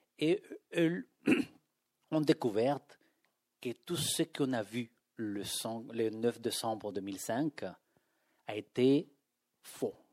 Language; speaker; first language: French; non-native, fluent; Spanish